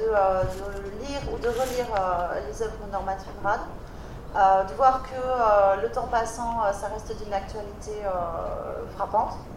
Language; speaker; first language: French; native; French